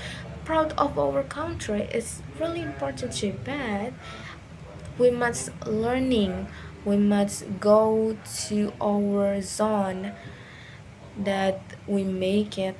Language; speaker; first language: English; non-native, learner; Indonesian